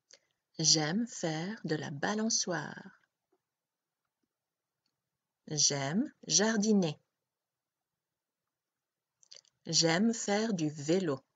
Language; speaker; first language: French; non-native, learner; English